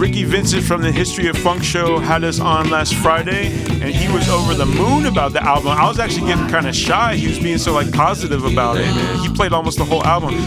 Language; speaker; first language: English; native; English